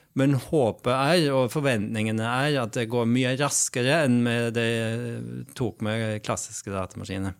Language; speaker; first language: Norwegian; non-native, fluent; Dutch